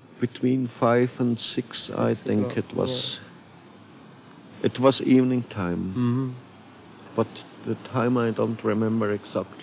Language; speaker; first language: English; non-native, learner; German